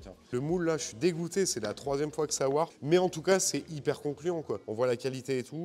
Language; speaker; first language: French; native; French